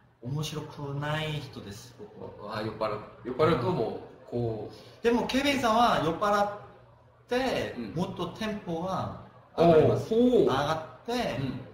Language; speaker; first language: Japanese; non-native, fluent; Korean